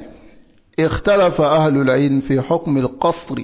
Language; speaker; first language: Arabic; non-native, fluent; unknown